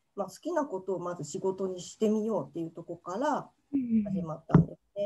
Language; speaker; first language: Japanese; native; Japanese